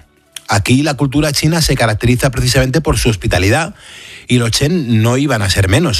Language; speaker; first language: Spanish; native; Spanish